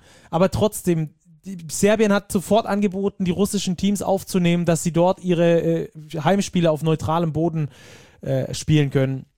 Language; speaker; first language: German; native; German